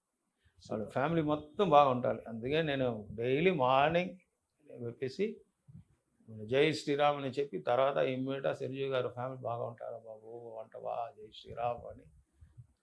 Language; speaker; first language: Telugu; non-native, local second language; Tamil